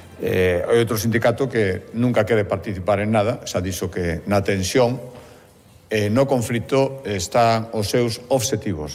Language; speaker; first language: Galician; non-native, local second language; Spanish